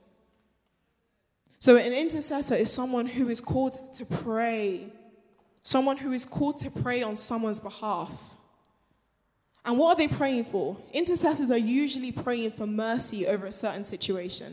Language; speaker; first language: English; native; English